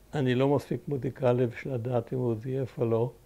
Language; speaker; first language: Hebrew; early bilingual, other home language; German